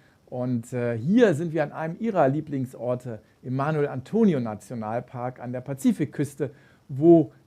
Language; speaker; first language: German; native; German